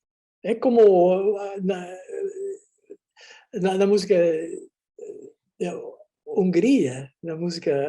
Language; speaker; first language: Portuguese; non-native, fluent; Dutch